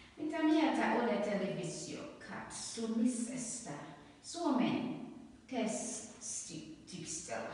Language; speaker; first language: Finnish; non-native, learner; Akan